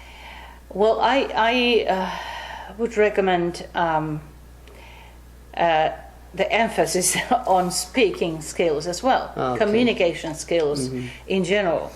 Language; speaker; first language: English; non-native, fluent; Finnish